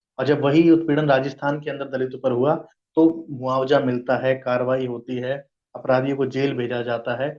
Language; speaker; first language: Hindi; native; Hindi